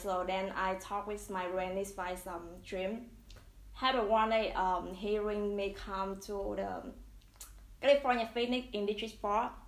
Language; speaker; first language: English; non-native, learner; Vietnamese